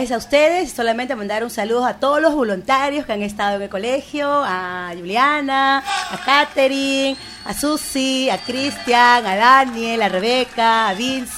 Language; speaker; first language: Spanish; native; Spanish